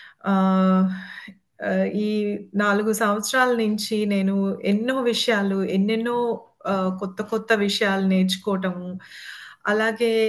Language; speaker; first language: Telugu; native; Telugu